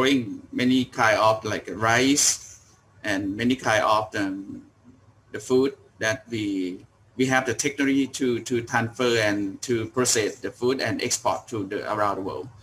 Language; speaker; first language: English; non-native, learner; Thai